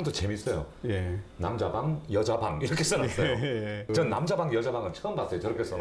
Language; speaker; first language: Korean; native; Korean